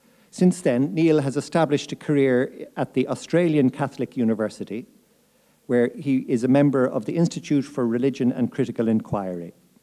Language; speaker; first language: English; native; English